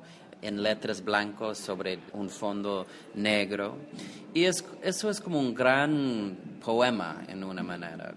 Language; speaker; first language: Spanish; non-native, fluent; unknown